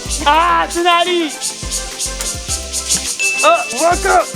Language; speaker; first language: Chinese; non-native, fluent; French